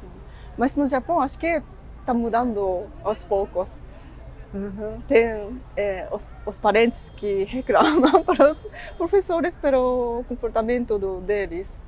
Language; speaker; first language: Portuguese; non-native, fluent; Japanese